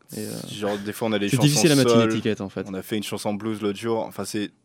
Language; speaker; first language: French; native; French